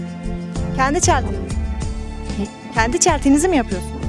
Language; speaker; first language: Turkish; native; Turkish